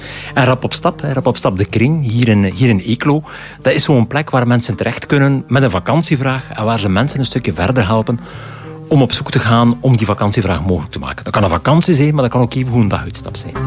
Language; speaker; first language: Dutch; native; Dutch